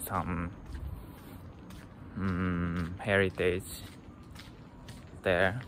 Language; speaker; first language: English; non-native, learner; Japanese